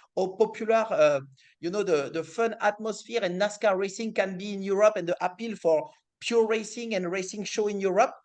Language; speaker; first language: English; non-native, fluent; French